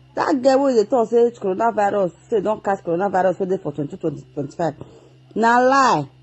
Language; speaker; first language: Nigerian Pidgin; non-native, local second language; Igbo